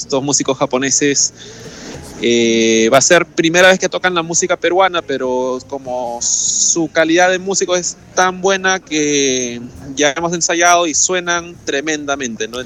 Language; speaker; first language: Spanish; native; Spanish